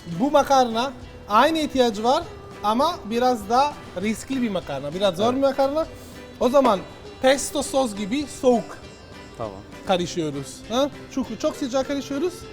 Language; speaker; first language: Turkish; non-native, fluent; Italian